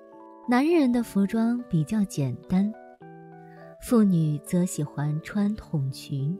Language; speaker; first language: Chinese; native; Chinese